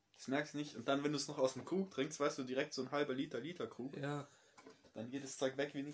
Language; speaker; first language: German; native; German